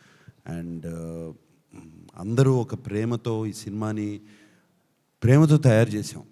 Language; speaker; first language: Telugu; native; Telugu